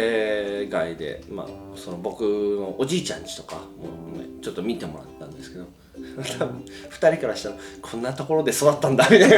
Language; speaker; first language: Japanese; native; Japanese